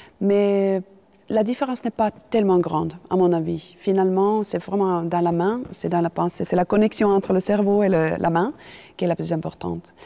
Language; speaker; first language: French; non-native, fluent; Finnish